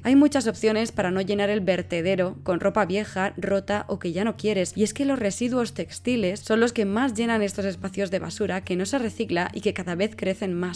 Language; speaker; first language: Spanish; native; Spanish